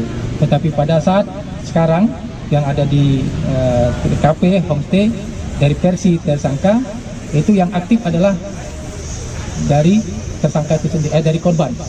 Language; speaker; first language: Indonesian; native; Indonesian